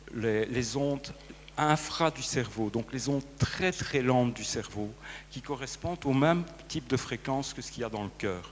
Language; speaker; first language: French; native; French